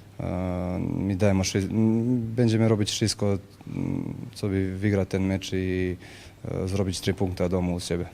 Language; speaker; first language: Polish; non-native, learner; Serbian